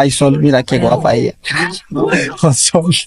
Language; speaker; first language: Spanish; non-native, learner; Turkish